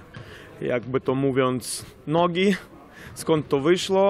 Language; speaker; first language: Polish; non-native, fluent; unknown